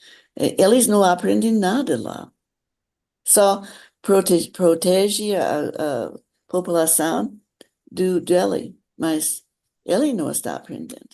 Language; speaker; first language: Portuguese; non-native, fluent; English